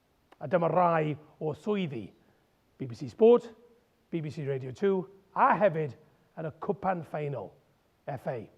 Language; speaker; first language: Welsh; non-native, local second language; English